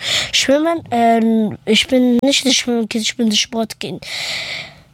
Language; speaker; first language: German; early bilingual, other home language; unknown